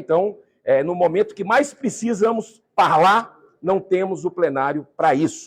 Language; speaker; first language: Portuguese; native; Portuguese